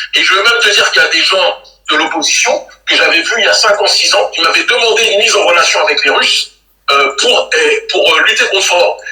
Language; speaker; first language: French; native; French